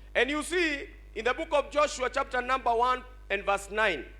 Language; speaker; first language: English; non-native, local second language; Swahili